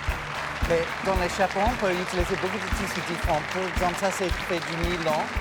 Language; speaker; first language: French; non-native, fluent; English